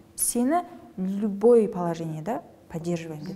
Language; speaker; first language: Russian; non-native, local second language; Kazakh